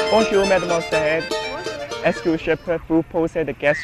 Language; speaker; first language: French; non-native, learner; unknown